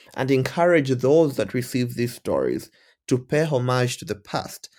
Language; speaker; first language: English; non-native, local second language; Bemba